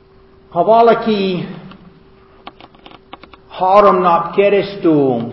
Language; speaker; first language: Hungarian; non-native, fluent; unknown